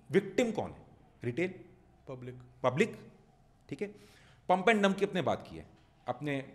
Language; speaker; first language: Hindi; non-native, local second language; Marwari